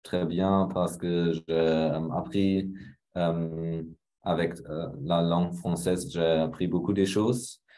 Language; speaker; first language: French; non-native, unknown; German